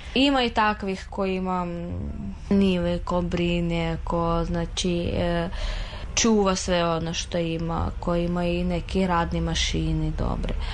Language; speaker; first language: Serbian; non-native, fluent; Russian